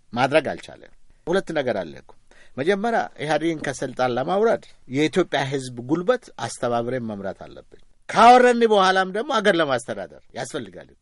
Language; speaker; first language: Amharic; non-native, local second language; Oromo